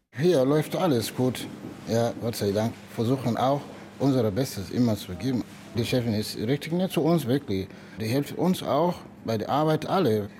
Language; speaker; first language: German; non-native, fluent; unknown